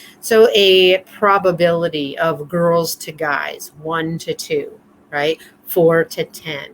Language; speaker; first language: English; native; English